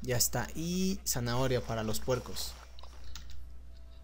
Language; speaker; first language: Spanish; native; Spanish